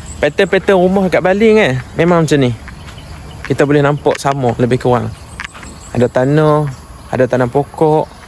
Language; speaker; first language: Malay; native; Malay